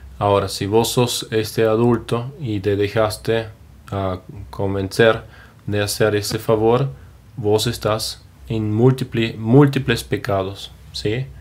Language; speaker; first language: Spanish; non-native, fluent; German